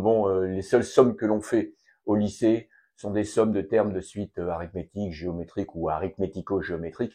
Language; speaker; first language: French; native; French